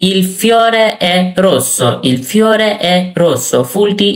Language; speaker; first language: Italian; non-native, learner; Bangla